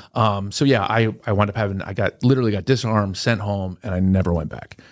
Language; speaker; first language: English; native; English